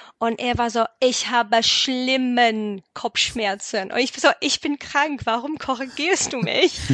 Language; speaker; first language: German; non-native, fluent; English